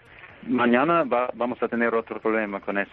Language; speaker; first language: Spanish; non-native, fluent; English